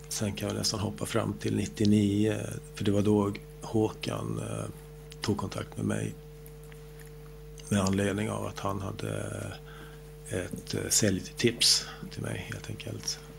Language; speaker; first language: Swedish; native; Swedish